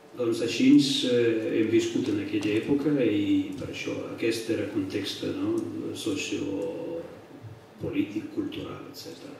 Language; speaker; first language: Catalan; non-native, fluent; Russian